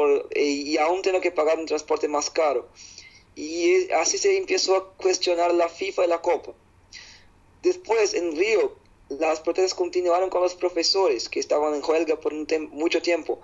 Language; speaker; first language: Spanish; non-native, fluent; Portuguese